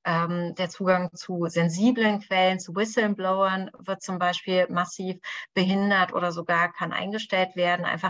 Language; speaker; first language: German; native; German